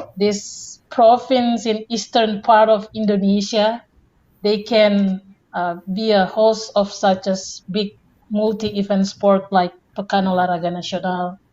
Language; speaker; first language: English; non-native, fluent; Indonesian